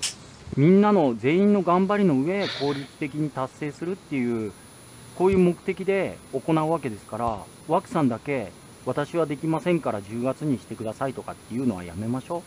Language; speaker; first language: Japanese; native; Japanese